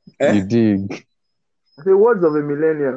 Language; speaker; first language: English; non-native, local second language; Yoruba